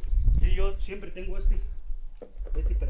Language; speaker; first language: Spanish; native; Spanish